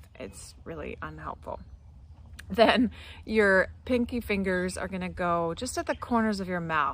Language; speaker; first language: English; native; English